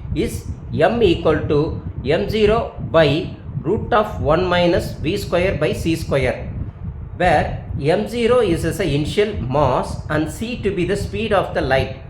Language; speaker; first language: English; non-native, local second language; Tamil